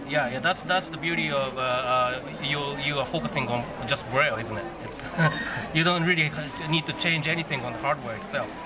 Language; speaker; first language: English; non-native, fluent; Japanese